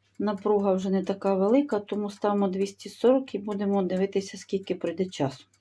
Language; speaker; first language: Ukrainian; non-native, local second language; Russian